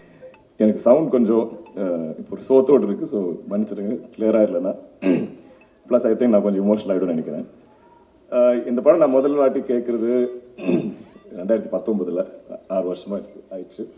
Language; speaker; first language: Tamil; non-native, local second language; Malayalam